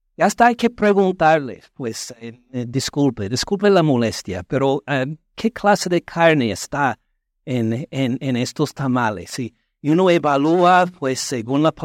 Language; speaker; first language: Spanish; non-native, fluent; English